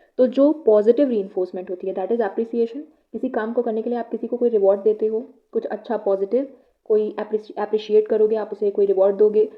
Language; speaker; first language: Hindi; native; Hindi